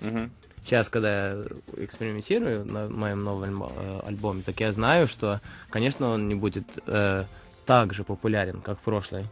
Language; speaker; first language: Russian; early bilingual, heritage; Russian